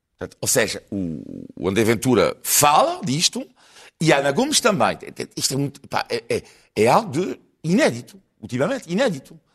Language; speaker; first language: Portuguese; non-native, fluent; French